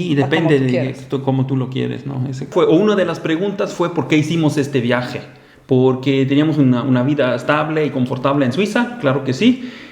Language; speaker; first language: Spanish; non-native, fluent; German